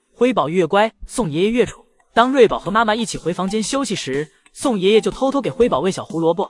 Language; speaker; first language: Chinese; native; Chinese